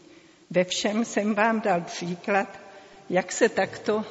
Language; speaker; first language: Czech; native; Czech